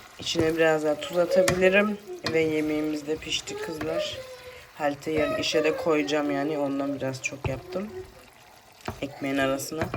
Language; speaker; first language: Turkish; early bilingual, heritage; Turkish